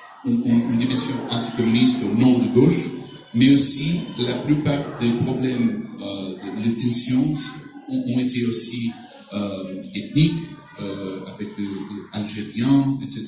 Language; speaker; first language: French; non-native, fluent; Portuguese